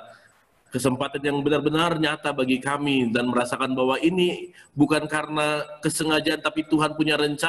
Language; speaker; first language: Indonesian; native; Indonesian